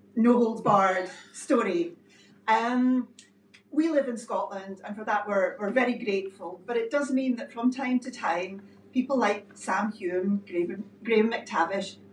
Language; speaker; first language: English; native; English